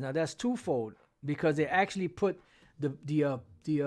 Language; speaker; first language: English; native; English